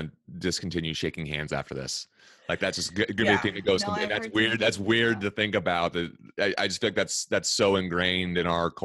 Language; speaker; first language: English; native; English